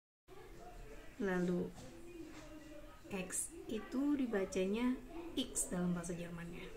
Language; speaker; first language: Indonesian; native; Indonesian